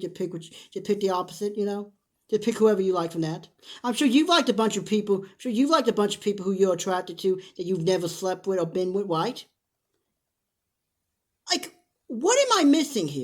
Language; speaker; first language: English; native; English